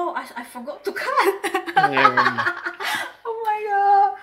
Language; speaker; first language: English; non-native, learner; Indonesian